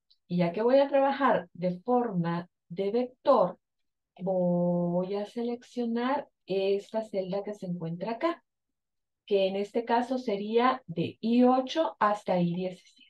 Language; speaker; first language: Spanish; native; Spanish